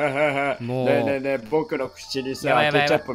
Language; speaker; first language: Japanese; native; Japanese